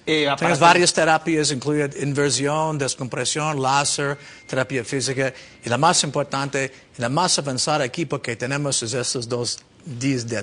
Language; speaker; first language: Spanish; non-native, learner; English